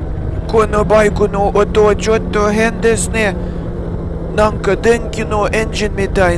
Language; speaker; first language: Japanese; non-native, learner; Russian